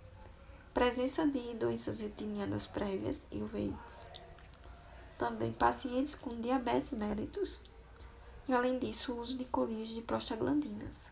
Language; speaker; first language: Portuguese; native; Portuguese